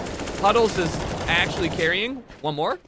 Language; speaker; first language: English; native; English